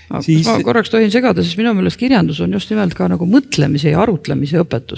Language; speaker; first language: Estonian; native; Estonian